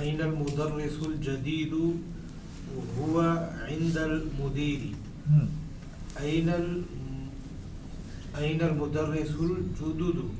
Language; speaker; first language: Arabic; non-native, learner; Urdu